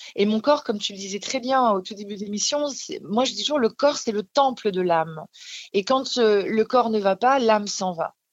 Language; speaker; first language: French; native; French